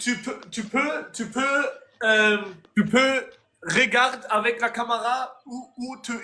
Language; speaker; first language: French; non-native, learner; German